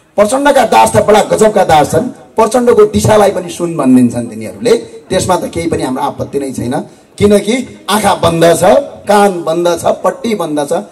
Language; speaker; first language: Nepali; native; Nepali